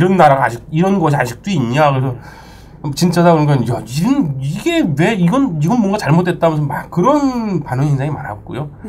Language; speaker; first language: Korean; native; Korean